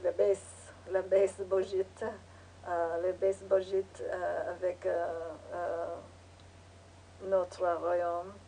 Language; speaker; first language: French; non-native, learner; English